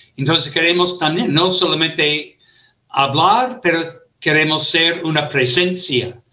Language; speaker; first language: Spanish; non-native, fluent; English